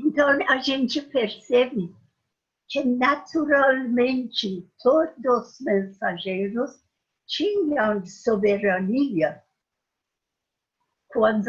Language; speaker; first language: Portuguese; non-native, fluent; Persian